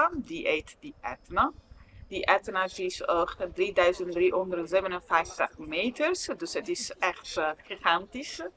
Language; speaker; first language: Dutch; non-native, fluent; Italian